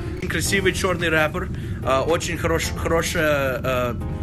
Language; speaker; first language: Russian; early bilingual, heritage; Russian